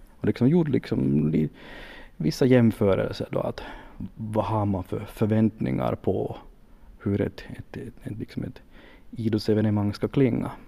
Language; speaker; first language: Swedish; native; Swedish